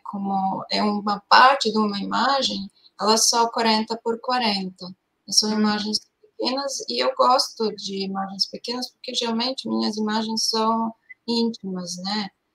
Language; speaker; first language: Portuguese; non-native, fluent; Serbian